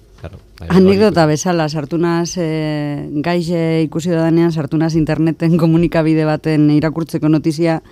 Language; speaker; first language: Basque; native; Basque